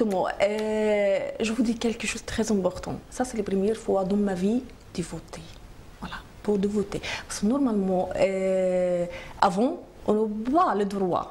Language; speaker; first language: French; non-native, learner; Arabic